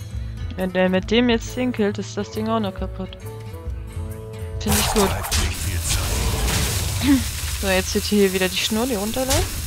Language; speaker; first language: German; native; German